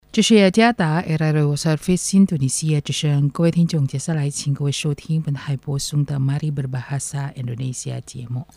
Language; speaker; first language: Chinese; non-native, fluent; Indonesian